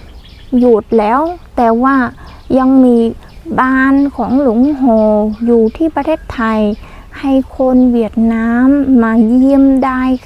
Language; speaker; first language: Thai; non-native, learner; Vietnamese